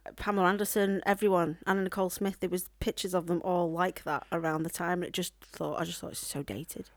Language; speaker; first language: English; native; English